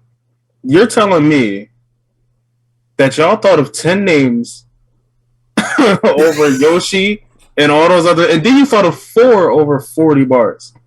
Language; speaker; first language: English; native; English